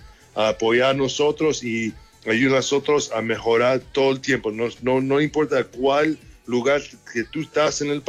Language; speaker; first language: Spanish; early bilingual, heritage; English